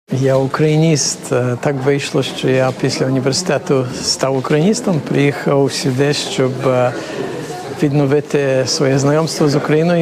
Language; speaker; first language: Ukrainian; early bilingual, heritage; Ukrainian